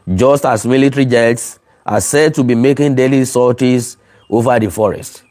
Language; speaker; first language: English; non-native, local second language; Yoruba